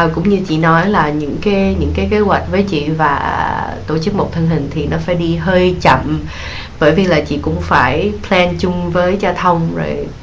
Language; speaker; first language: Vietnamese; early bilingual, heritage; Vietnamese